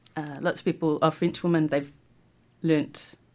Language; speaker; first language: English; native; English